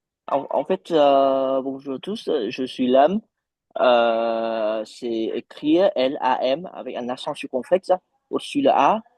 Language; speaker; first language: French; non-native, fluent; Vietnamese